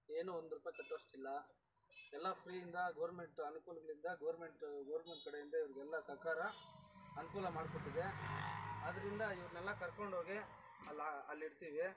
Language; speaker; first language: Kannada; native; Kannada